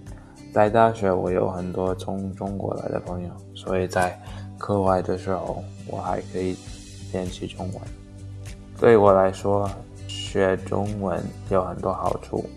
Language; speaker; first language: Chinese; non-native, fluent; English